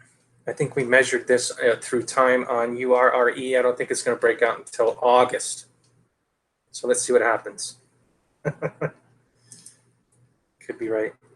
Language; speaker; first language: English; native; English